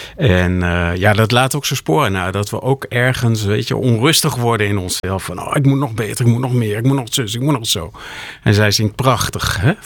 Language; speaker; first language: Dutch; native; Dutch